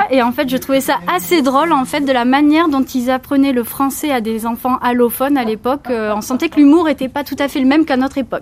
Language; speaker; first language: French; native; French